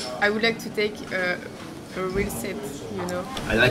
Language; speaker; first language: English; non-native, learner; French